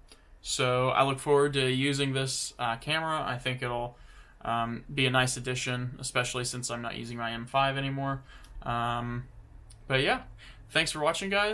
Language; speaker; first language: English; native; English